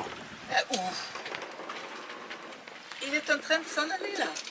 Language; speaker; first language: French; non-native, fluent; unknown